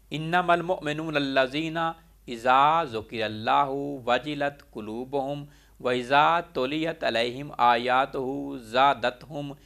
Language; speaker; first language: Urdu; non-native, local second language; Punjabi